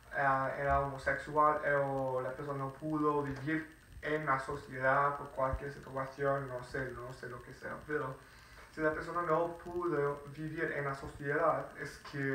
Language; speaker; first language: Spanish; non-native, fluent; English